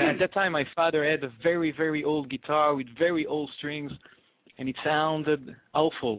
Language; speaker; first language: English; non-native, fluent; French